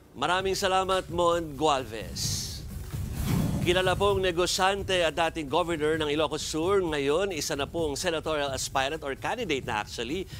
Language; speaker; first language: Filipino; native; Filipino